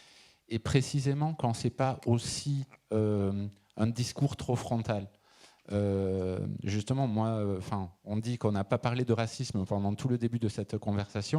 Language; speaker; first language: French; native; French